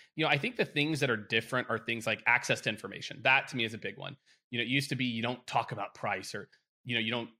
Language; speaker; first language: English; native; English